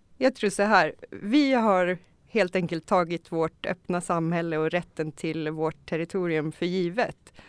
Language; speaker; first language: Swedish; native; Swedish